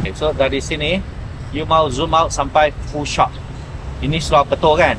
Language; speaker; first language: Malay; non-native, local second language; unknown